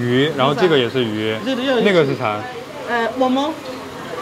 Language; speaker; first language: Chinese; native; Chinese